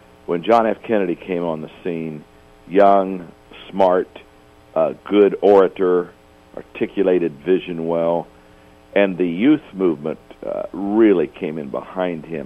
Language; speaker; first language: English; native; English